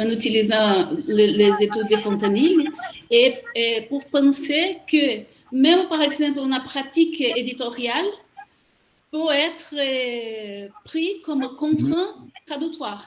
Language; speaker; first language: French; non-native, fluent; Portuguese